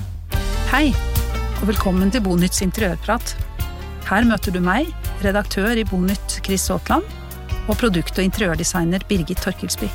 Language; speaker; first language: Norwegian; native; Norwegian